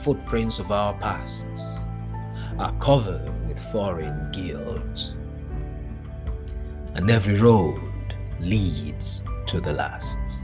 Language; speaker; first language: English; non-native, local second language; Esan